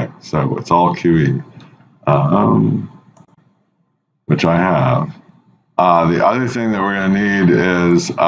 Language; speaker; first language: English; native; English